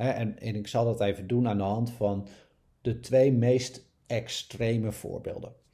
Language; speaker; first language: Dutch; native; Dutch